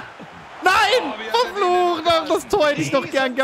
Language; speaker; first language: German; native; German